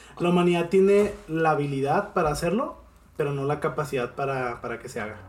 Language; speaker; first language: Spanish; native; Spanish